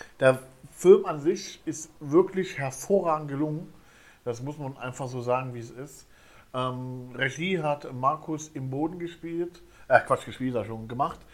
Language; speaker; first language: German; native; German